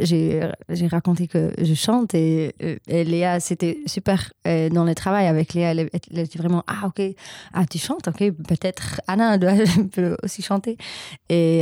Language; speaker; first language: French; non-native, learner; German